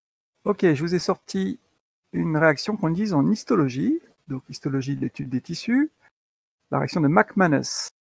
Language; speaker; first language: French; native; French